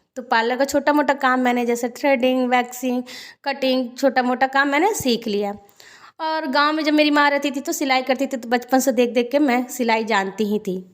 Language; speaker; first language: Hindi; native; Hindi